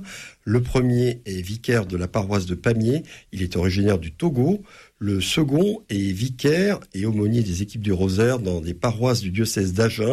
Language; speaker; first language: French; native; French